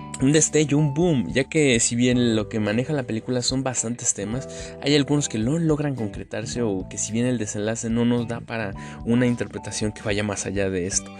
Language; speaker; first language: Spanish; native; Spanish